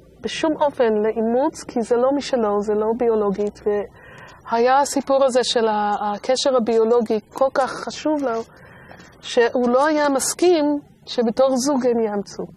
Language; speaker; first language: Hebrew; non-native, fluent; English